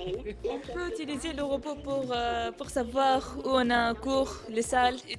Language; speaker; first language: French; non-native, fluent; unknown